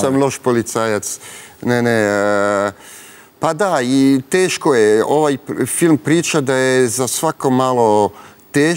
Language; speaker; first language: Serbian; early bilingual, heritage; French